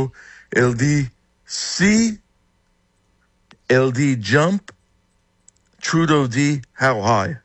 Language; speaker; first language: French; non-native, fluent; English